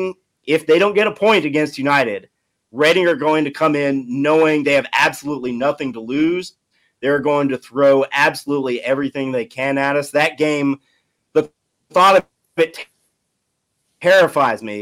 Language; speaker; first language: English; native; English